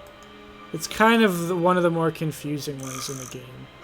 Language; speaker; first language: English; native; English